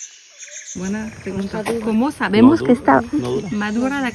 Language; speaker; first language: Spanish; non-native, learner; French